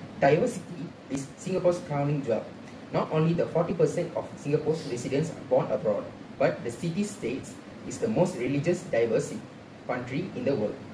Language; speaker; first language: English; non-native, local second language; Tamil